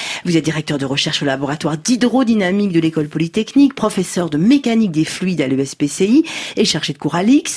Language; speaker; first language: French; native; French